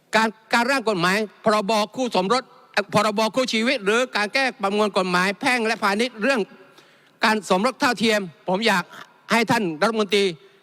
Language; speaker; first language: Thai; non-native, local second language; Malay